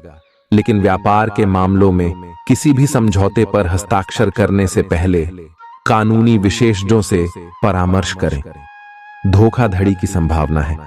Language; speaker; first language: Hindi; native; Hindi